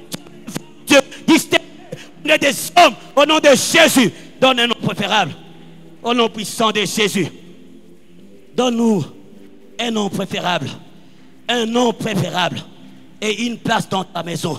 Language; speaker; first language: French; non-native, local second language; Lingala